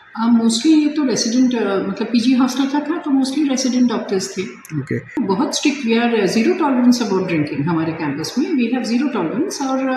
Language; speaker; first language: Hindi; non-native, local second language; Bangla